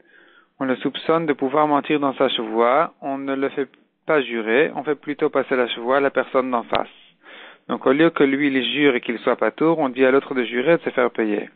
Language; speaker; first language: French; native; French